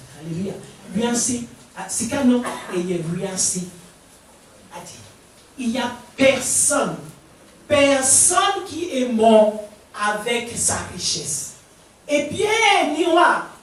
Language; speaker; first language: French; non-native, fluent; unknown